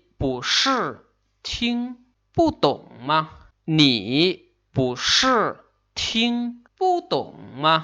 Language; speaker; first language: Chinese; non-native, learner; Lao